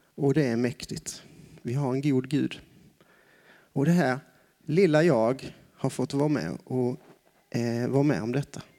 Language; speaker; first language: Swedish; native; Swedish